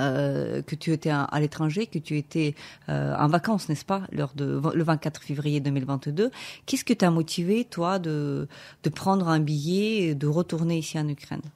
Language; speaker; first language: French; non-native, fluent; Ukrainian